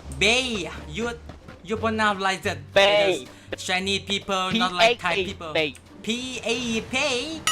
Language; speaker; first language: English; non-native, learner; Thai